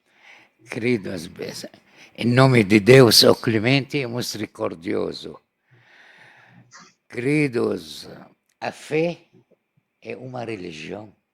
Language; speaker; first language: Portuguese; non-native, learner; Arabic